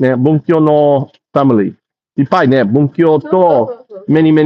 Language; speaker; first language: Japanese; non-native, learner; English